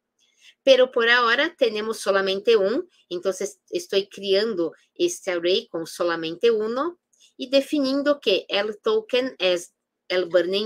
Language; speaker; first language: Spanish; non-native, fluent; Portuguese